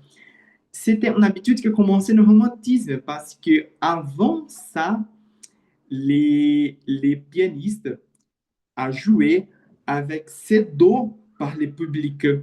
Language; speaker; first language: French; non-native, learner; Portuguese